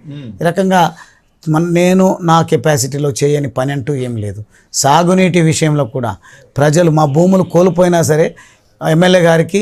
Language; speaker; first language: Telugu; native; Telugu